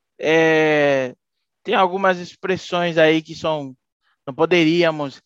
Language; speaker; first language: Portuguese; non-native, fluent; Haitian Creole